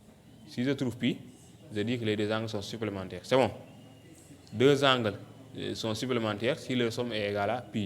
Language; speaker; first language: French; non-native, local second language; Wolof